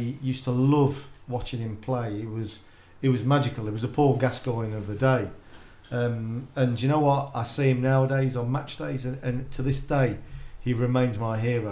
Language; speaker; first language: English; native; English